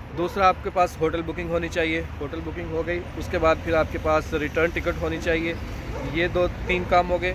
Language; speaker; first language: Urdu; non-native, local second language; Punjabi